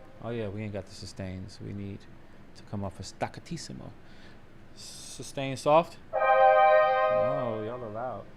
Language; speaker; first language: English; native; English